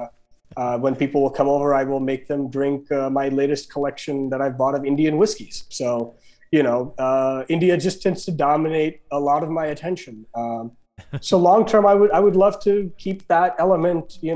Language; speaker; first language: English; non-native, local second language; Gujarati